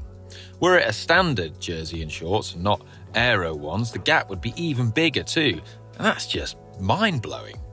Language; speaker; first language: English; native; English